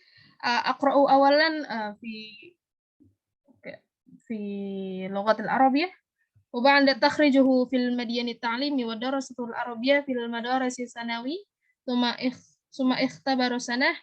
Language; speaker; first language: Arabic; non-native, learner; Indonesian